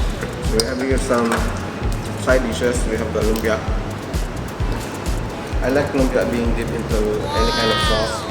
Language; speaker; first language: English; non-native, local second language; Filipino